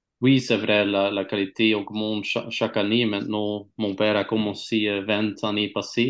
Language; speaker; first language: French; non-native, local second language; Dutch